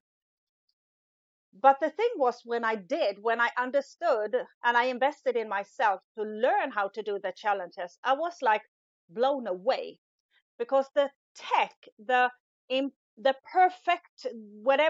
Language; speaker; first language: English; non-native, fluent; Swedish